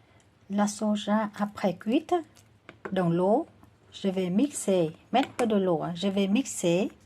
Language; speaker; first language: French; non-native, learner; Vietnamese